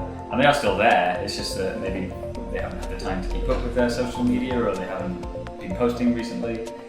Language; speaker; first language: English; native; English